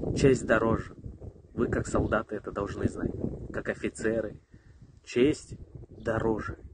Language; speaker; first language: Russian; native; Russian